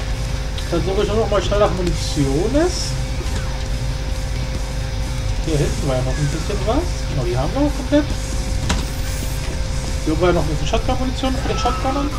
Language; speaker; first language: German; native; German